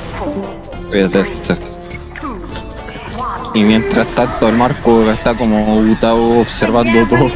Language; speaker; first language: Spanish; native; Spanish